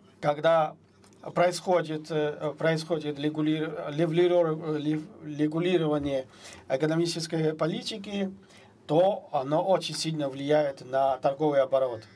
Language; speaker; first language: Russian; non-native, fluent; Chinese